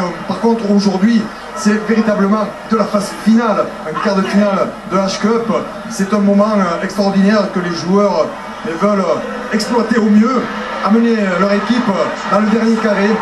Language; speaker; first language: French; native; French